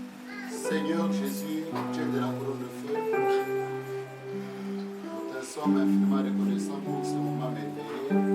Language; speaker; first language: French; non-native, local second language; Lingala